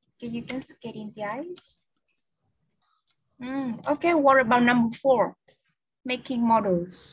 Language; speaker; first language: English; non-native, fluent; Vietnamese